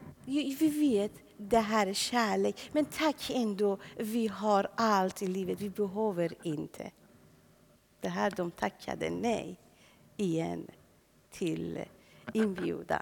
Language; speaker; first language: Swedish; non-native, fluent; Persian